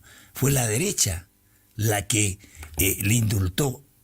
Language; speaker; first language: Spanish; native; Spanish